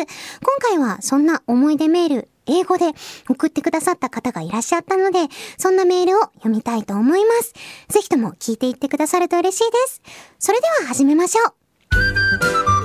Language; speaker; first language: Japanese; native; Japanese